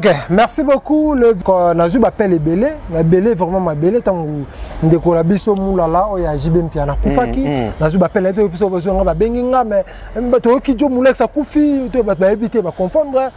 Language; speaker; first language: French; non-native, local second language; Lingala